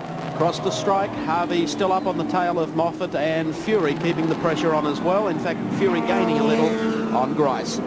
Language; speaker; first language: English; native; English